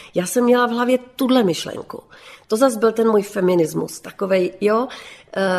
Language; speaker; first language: Czech; native; Czech